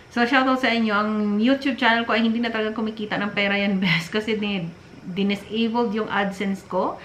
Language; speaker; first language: Filipino; non-native, local second language; Cebuano